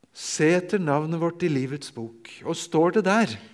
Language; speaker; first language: Norwegian; native; Norwegian